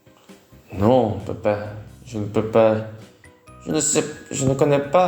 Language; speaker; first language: French; non-native, learner; Vietnamese